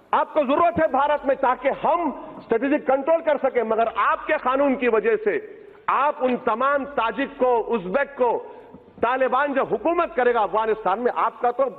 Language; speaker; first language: Urdu; native; Urdu